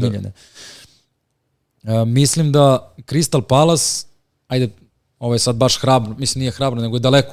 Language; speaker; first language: Serbian; native; Serbian